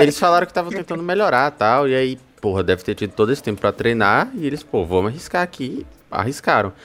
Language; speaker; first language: Portuguese; native; Portuguese